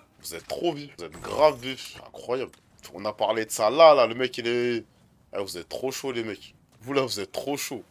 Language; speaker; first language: French; native; French